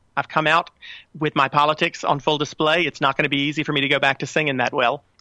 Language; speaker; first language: English; native; English